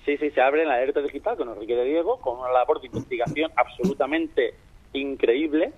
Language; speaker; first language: Spanish; native; Spanish